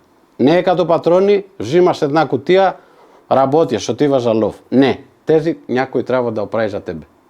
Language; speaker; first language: Bulgarian; non-native, fluent; Macedonian